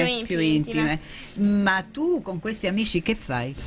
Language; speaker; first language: Italian; native; Italian